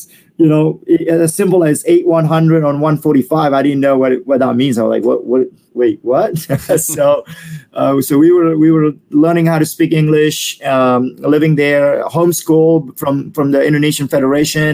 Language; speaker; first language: English; non-native, fluent; Indonesian